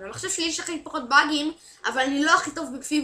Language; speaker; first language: Hebrew; native; Hebrew